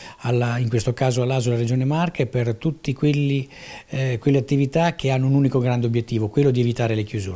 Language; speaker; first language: Italian; native; Italian